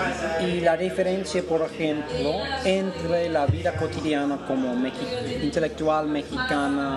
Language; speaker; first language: Spanish; non-native, fluent; English